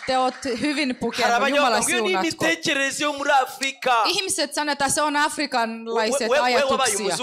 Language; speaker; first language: Finnish; non-native, fluent; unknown